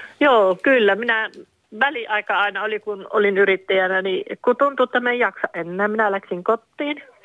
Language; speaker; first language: Finnish; native; Finnish